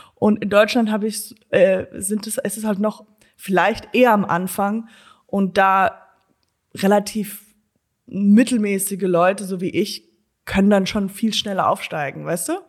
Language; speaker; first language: German; native; German